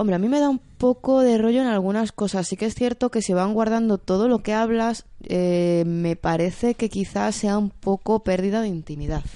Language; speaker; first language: Spanish; native; Spanish